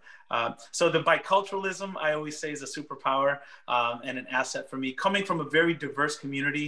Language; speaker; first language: English; early bilingual, other home language; Spanish